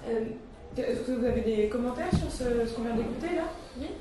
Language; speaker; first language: French; native; French